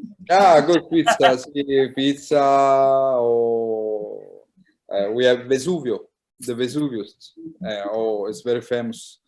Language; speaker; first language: English; non-native, learner; Italian